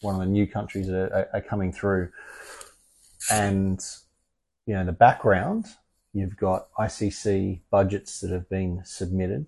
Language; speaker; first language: English; native; English